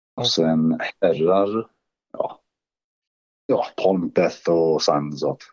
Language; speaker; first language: Swedish; non-native, fluent; English